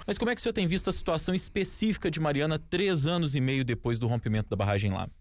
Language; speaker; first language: Portuguese; native; Portuguese